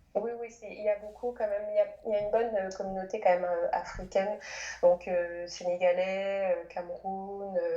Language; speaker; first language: French; native; French